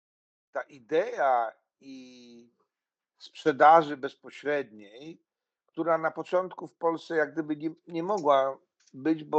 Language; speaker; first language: Polish; native; Polish